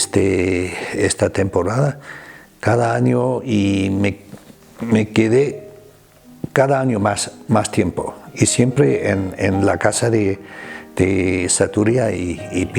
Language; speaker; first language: Spanish; non-native, fluent; German